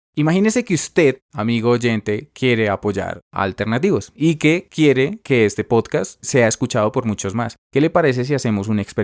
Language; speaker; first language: Spanish; native; Spanish